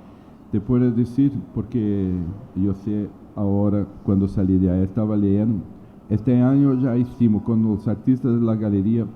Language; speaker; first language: Spanish; non-native, learner; Portuguese